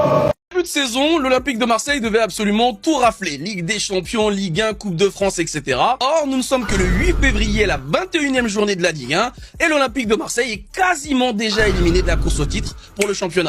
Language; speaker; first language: French; native; French